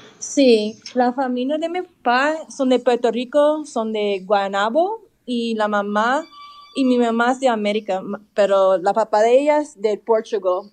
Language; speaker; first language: Spanish; early bilingual, heritage; English